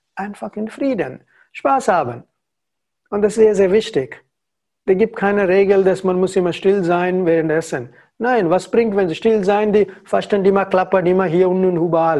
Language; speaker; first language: German; non-native, learner; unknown